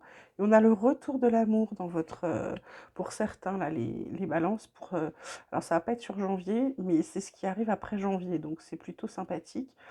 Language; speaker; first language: French; native; French